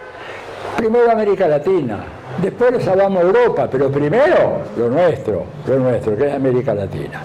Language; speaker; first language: Spanish; native; Spanish